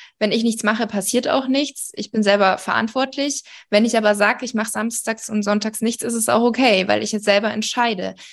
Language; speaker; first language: German; native; German